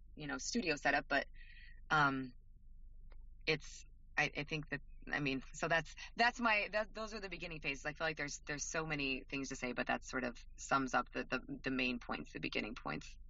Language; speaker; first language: English; native; English